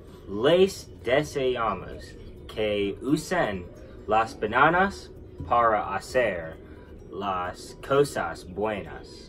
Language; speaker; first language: Spanish; non-native, learner; English